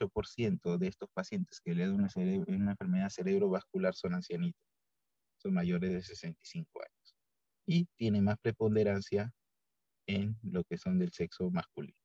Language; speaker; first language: Spanish; native; Spanish